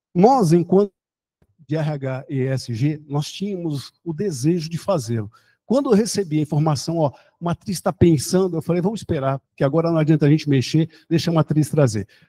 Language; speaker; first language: Portuguese; early bilingual, other home language; German